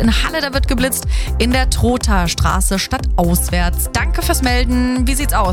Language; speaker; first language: German; native; German